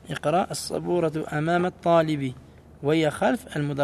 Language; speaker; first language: Arabic; non-native, fluent; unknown